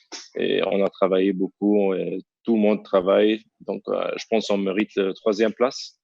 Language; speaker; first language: French; non-native, learner; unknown